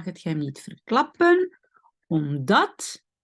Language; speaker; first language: Dutch; non-native, fluent; French